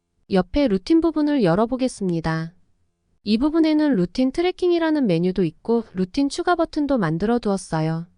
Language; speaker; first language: Korean; native; Korean